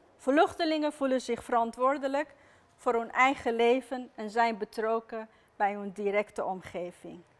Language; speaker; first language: Dutch; non-native, fluent; Persian